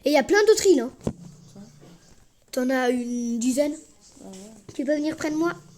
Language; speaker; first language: French; native; French